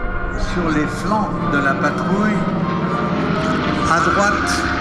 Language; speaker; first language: French; native; French